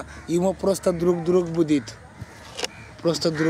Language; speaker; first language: Russian; non-native, learner; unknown